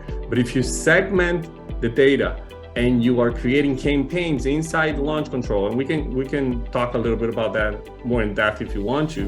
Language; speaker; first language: English; non-native, fluent; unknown